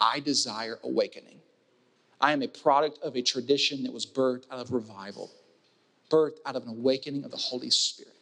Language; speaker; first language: English; native; English